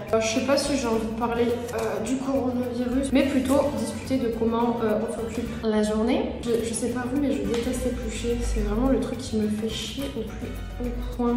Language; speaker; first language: French; native; French